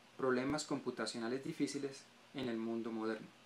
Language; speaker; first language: Spanish; native; Spanish